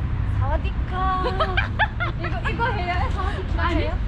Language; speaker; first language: Korean; non-native, learner; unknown